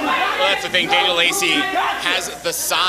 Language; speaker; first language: English; native; English